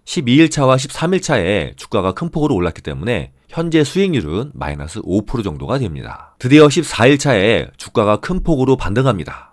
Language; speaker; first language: Korean; native; Korean